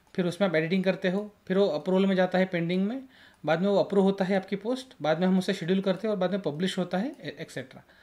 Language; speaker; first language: Hindi; native; Hindi